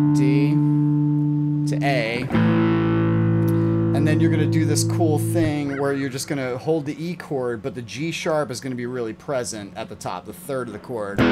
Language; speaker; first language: English; native; English